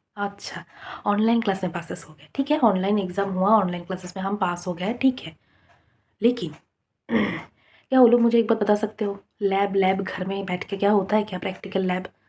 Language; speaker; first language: Hindi; non-native, local second language; Bangla